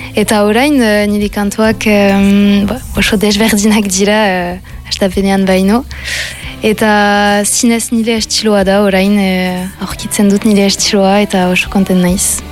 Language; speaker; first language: Basque; non-native, local second language; French